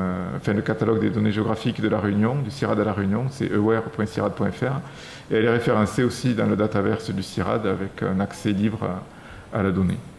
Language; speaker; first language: French; native; French